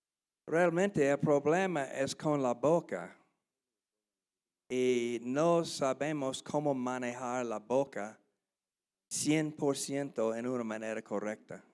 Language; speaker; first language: Spanish; non-native, learner; English